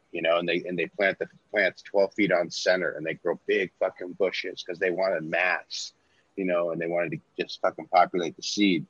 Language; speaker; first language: English; native; English